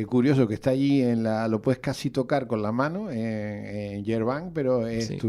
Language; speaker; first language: Spanish; native; Spanish